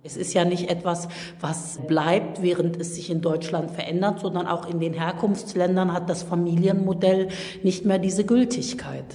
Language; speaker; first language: German; early bilingual, other home language; Turkish